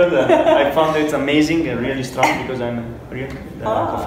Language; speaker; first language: English; non-native, fluent; Italian